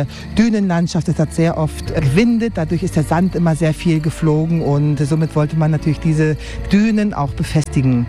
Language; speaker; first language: German; native; German